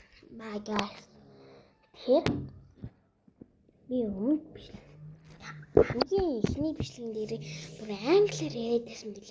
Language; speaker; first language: Mongolian; early bilingual, heritage; Mongolian